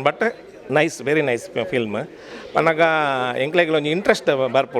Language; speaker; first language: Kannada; non-native, local second language; Tulu